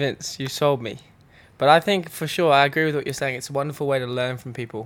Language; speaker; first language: English; native; English